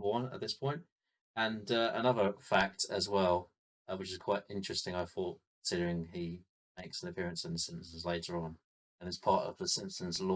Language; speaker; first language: English; native; English